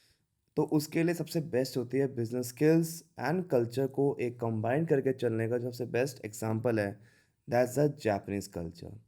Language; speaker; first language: Hindi; native; Hindi